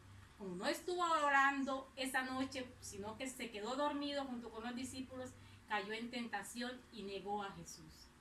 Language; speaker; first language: Spanish; native; Spanish